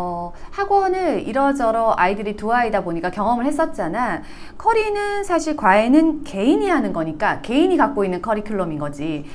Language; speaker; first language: Korean; native; Korean